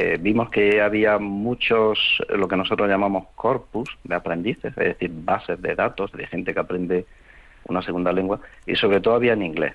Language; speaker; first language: Spanish; native; Spanish